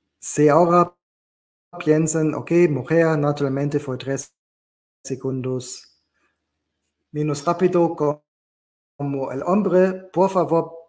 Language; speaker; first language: Spanish; non-native, learner; German